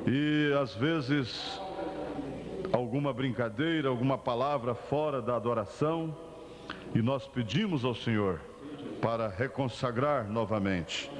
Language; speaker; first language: Portuguese; native; Portuguese